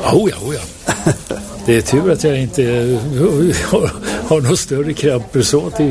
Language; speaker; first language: Swedish; native; Swedish